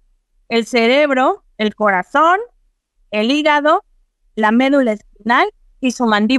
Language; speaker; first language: Spanish; native; Spanish